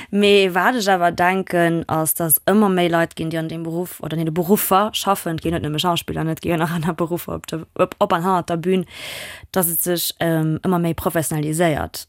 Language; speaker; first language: Luxembourgish; non-native, local second language; German